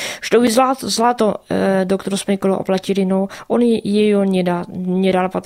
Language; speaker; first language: Russian; non-native, learner; Czech